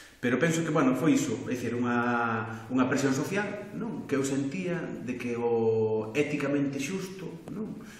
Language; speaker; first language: Galician; non-native, local second language; Spanish